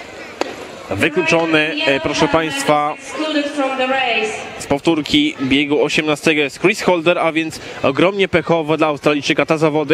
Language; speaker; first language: Polish; native; Polish